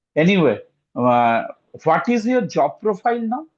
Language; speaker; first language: English; non-native, local second language; Bangla